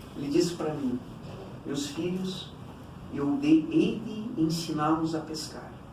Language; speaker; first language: Portuguese; early bilingual, other home language; Cantonese